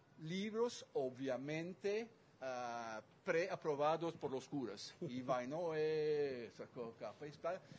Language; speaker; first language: Spanish; non-native, fluent; Dutch